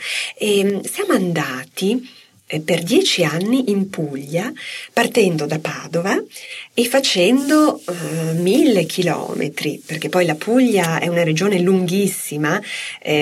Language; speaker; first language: Italian; native; Italian